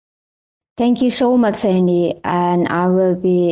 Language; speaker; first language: English; non-native, learner; Indonesian